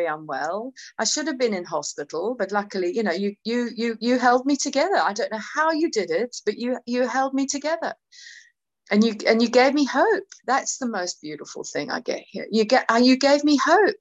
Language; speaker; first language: English; native; English